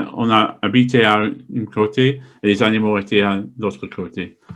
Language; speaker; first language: French; non-native, fluent; English